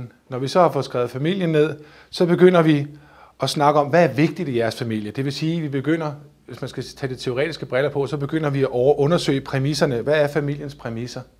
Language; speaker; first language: Danish; native; Danish